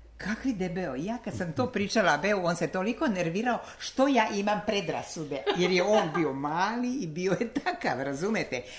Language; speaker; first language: Serbian; non-native, local second language; Slovak